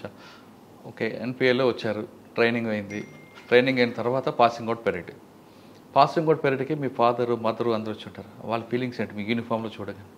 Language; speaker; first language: Telugu; native; Telugu